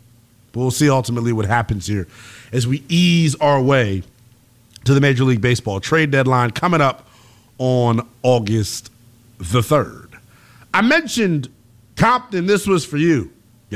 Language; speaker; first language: English; native; English